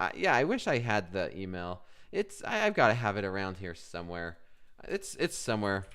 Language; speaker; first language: English; native; English